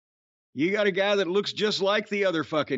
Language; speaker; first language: English; native; English